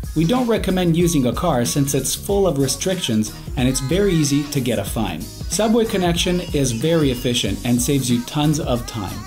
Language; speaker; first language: English; non-native, fluent; Italian